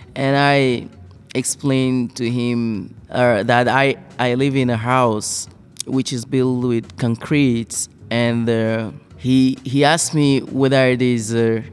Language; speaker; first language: English; non-native, fluent; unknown